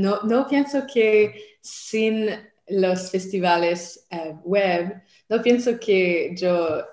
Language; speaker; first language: Spanish; non-native, learner; French